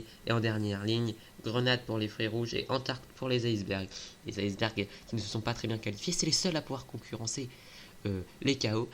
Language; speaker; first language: French; native; French